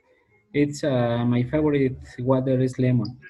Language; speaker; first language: English; non-native, learner; Spanish